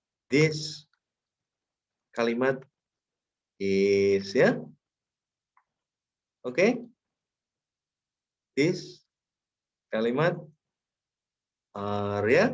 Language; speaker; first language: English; non-native, fluent; Indonesian